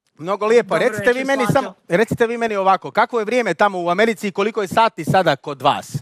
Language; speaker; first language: Bosnian; native; Bosnian